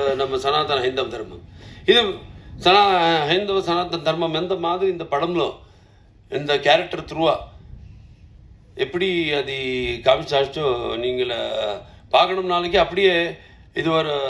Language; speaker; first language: Tamil; non-native, local second language; Telugu